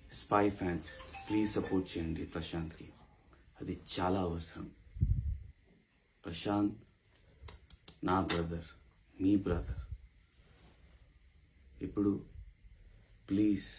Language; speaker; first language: Telugu; non-native, local second language; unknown